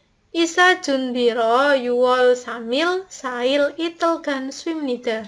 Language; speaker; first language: Korean; non-native, learner; Indonesian